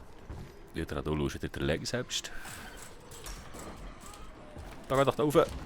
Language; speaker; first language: German; native; German